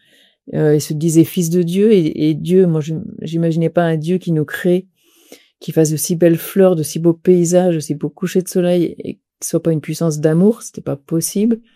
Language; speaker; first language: French; native; French